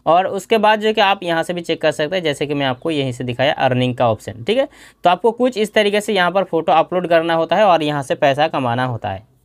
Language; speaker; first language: Hindi; native; Hindi